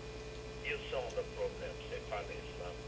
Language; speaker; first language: French; non-native, fluent; English